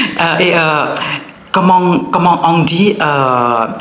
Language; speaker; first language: French; non-native, learner; Thai